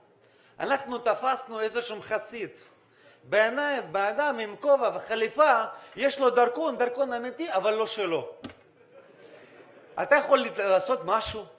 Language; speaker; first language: Hebrew; non-native, fluent; Russian